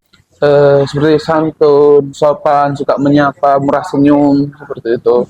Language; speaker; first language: Indonesian; non-native, local second language; Madurese